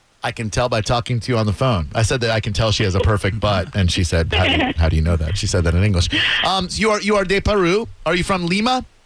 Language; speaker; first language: English; native; English